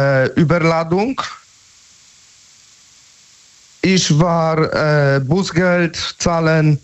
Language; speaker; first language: German; non-native, learner; Polish